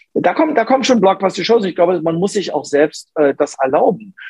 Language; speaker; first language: German; non-native, local second language; English